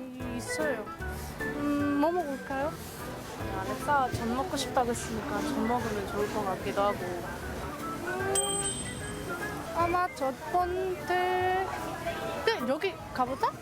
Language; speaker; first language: Korean; non-native, learner; Spanish